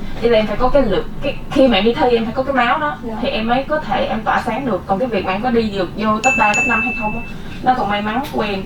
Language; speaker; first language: Vietnamese; native; Vietnamese